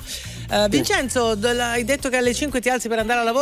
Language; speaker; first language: Italian; native; Italian